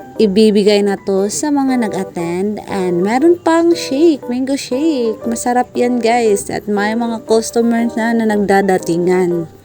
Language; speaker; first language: Filipino; non-native, local second language; Cebuano